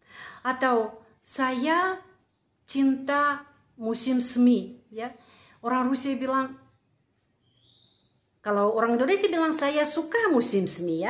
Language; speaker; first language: Indonesian; non-native, fluent; Russian